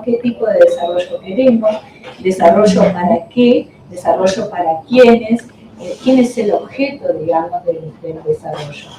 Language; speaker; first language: Spanish; native; Spanish